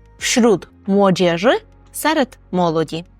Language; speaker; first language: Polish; non-native, fluent; Ukrainian